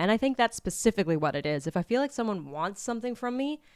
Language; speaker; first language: English; native; English